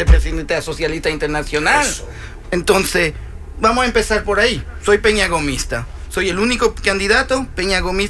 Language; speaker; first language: Spanish; early bilingual, heritage; Spanish